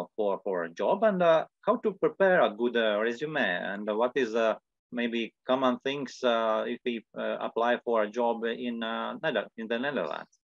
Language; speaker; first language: English; non-native, fluent; Latvian